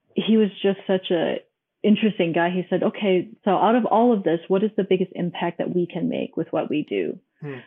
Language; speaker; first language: English; non-native, local second language; Cantonese